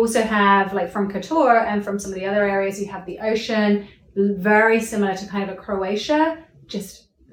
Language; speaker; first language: English; native; English